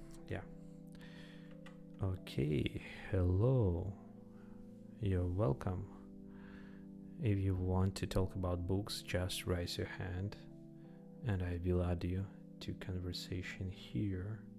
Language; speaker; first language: English; non-native, learner; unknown